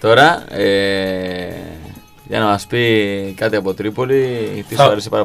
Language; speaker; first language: Greek; non-native, learner; Spanish